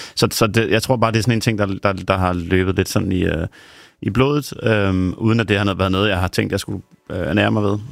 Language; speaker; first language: Danish; native; Danish